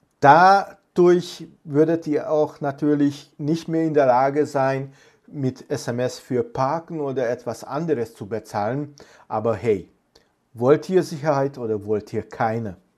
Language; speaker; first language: German; non-native, fluent; Hungarian